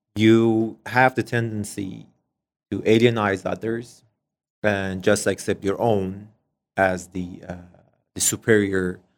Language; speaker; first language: English; non-native, fluent; Persian